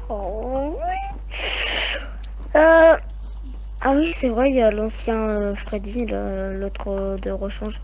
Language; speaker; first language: French; native; French